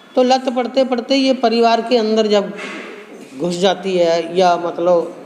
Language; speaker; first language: Hindi; non-native, local second language; Punjabi